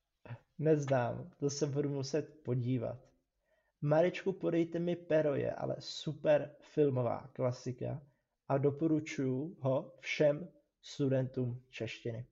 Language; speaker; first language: Czech; non-native, fluent; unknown